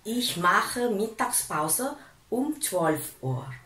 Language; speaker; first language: German; non-native, fluent; Indonesian